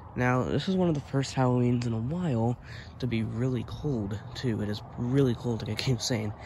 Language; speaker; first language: English; native; English